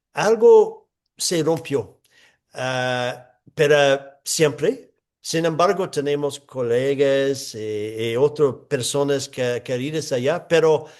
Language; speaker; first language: Spanish; non-native, fluent; English